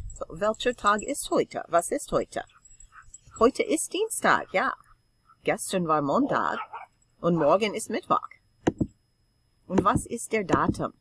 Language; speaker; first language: German; non-native, fluent; English